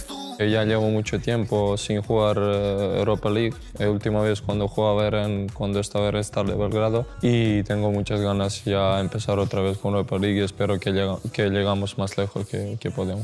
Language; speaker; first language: Spanish; non-native, fluent; Serbian